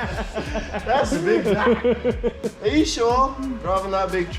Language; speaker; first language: English; native; English